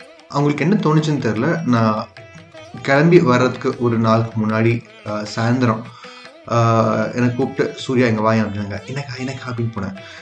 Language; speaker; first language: Tamil; early bilingual, other home language; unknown